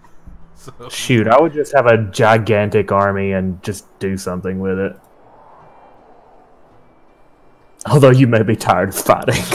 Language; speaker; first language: English; native; English